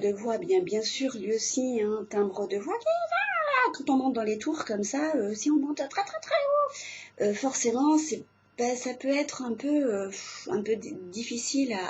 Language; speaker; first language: French; native; French